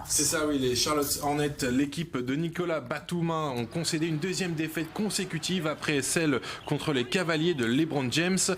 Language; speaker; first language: French; native; French